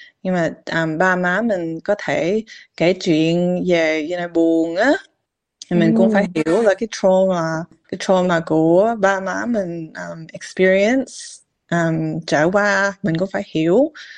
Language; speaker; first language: Vietnamese; early bilingual, heritage; Vietnamese